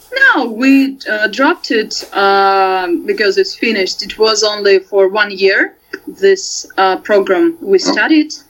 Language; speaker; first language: English; non-native, fluent; Russian